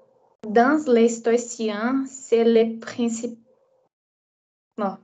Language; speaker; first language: French; non-native, learner; Portuguese